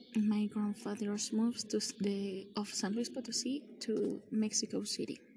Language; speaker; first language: English; non-native, fluent; Spanish